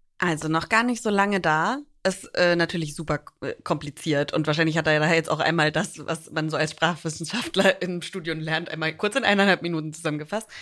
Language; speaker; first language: German; native; German